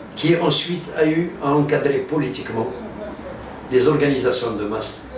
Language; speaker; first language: French; non-native, local second language; Arabic